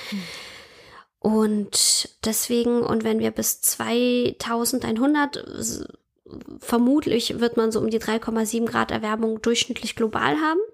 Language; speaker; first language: German; early bilingual, other home language; Russian